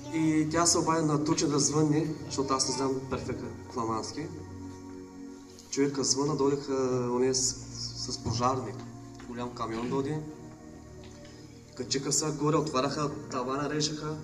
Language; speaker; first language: Bulgarian; non-native, local second language; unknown